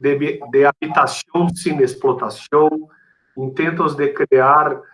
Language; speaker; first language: Spanish; non-native, fluent; Portuguese